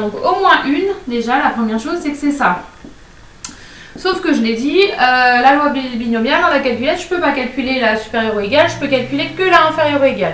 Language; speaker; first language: French; native; French